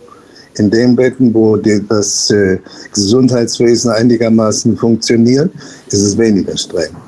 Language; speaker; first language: German; non-native, fluent; Spanish